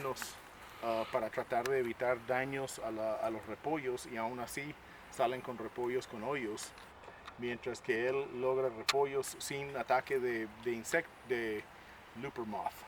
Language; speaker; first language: Spanish; native; Spanish